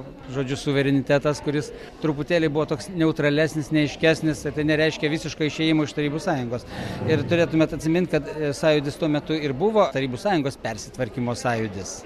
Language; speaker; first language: Lithuanian; native; Lithuanian